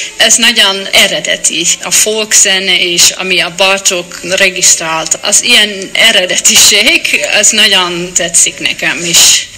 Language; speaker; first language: Hungarian; non-native, learner; Dutch